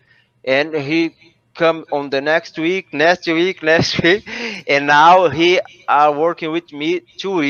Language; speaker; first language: English; non-native, learner; Portuguese